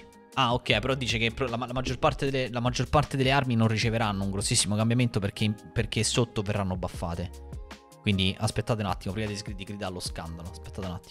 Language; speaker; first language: Italian; native; Italian